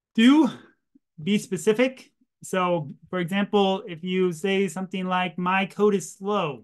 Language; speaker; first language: English; native; English